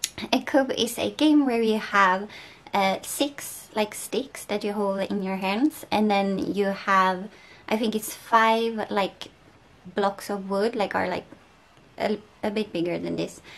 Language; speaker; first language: English; non-native, fluent; Swedish